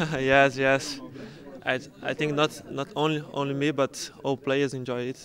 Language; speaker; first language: English; non-native, learner; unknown